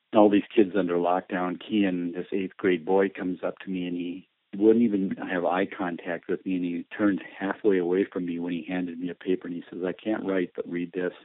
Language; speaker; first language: English; early bilingual, other home language; Spanish